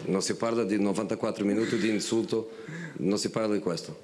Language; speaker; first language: Italian; non-native, fluent; Portuguese